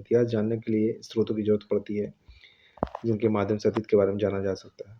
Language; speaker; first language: Hindi; native; Hindi